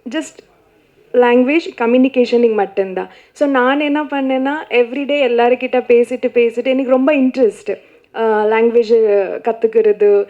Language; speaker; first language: Tamil; non-native, local second language; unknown